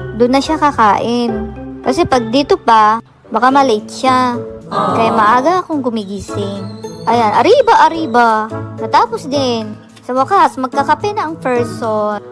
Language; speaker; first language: Filipino; non-native, local second language; Iloko